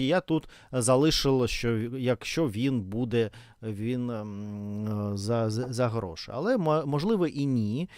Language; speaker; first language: Ukrainian; non-native, learner; Russian